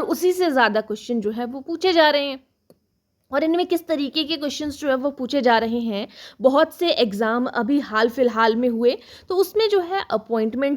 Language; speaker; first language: Hindi; native; Hindi